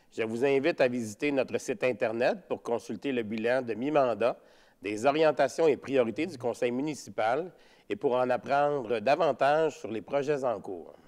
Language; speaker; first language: French; native; French